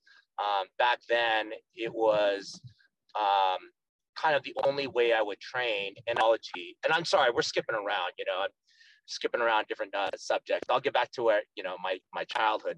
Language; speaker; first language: English; native; English